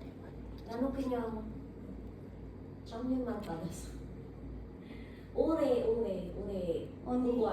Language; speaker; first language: Korean; non-native, learner; Khmer